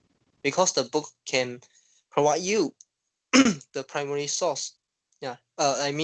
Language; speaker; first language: English; non-native, local second language; Chinese